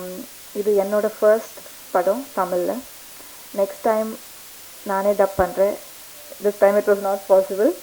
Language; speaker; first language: Tamil; non-native, learner; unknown